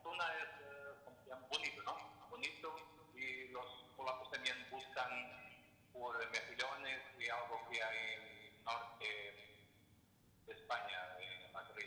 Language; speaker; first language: Spanish; non-native, learner; Portuguese